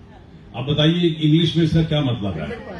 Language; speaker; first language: Hindi; native; Hindi